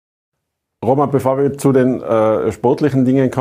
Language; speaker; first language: German; native; German